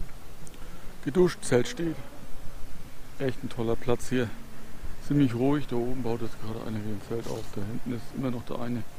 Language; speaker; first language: German; native; German